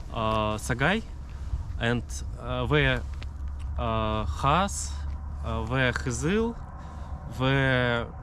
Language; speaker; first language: Turkish; non-native, learner; Russian